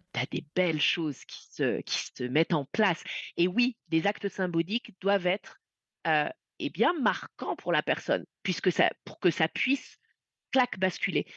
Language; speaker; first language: French; native; French